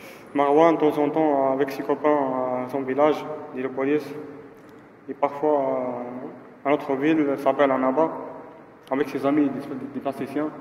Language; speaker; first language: French; non-native, learner; Arabic